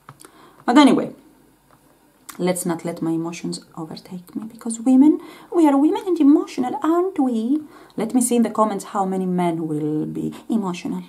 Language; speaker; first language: English; non-native, fluent; Greek